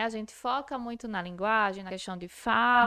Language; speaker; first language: Portuguese; native; Portuguese